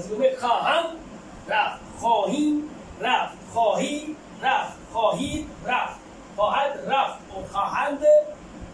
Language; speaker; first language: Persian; non-native, fluent; Urdu